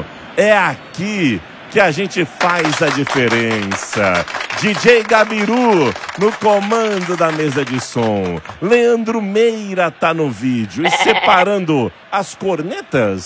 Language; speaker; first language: Portuguese; native; Portuguese